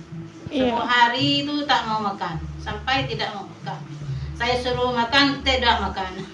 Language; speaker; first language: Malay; non-native, local second language; Madurese